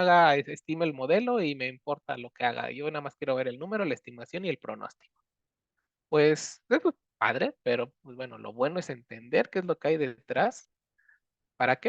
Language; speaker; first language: Spanish; native; Spanish